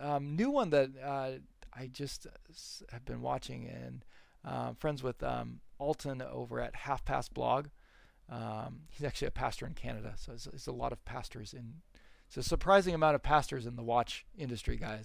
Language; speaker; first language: English; native; English